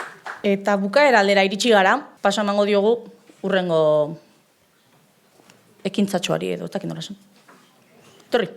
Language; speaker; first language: Basque; native; Basque